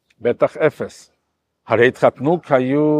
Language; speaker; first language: Hebrew; non-native, fluent; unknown